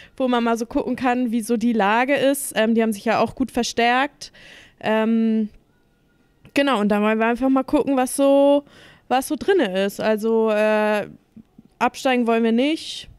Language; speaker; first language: German; native; German